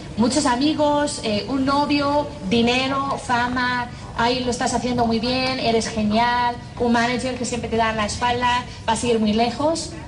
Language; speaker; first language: Spanish; non-native, fluent; English